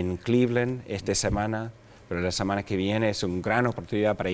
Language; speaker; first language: Spanish; non-native, fluent; English